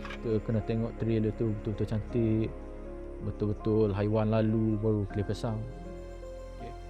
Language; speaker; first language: Malay; non-native, local second language; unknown